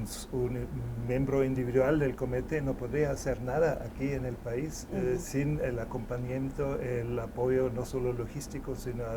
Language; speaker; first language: Spanish; non-native, fluent; German